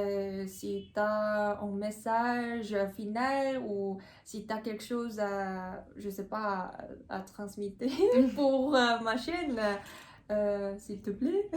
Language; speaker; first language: French; non-native, learner; Korean